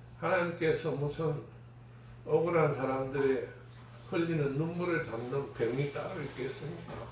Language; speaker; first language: Korean; native; Korean